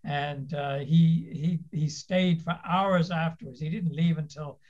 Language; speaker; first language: English; native; English